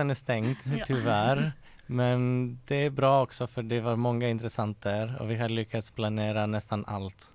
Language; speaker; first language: Swedish; non-native, fluent; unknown